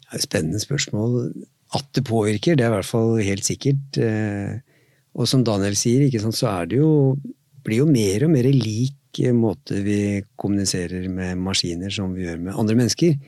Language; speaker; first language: Norwegian; native; Norwegian